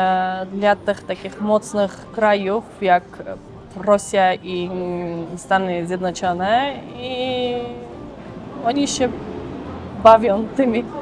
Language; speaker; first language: Polish; non-native, fluent; Armenian